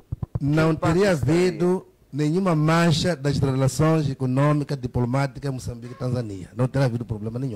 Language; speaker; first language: Portuguese; native; Portuguese